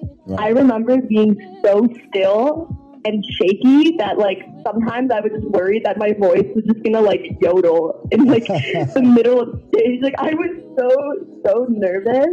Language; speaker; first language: English; native; English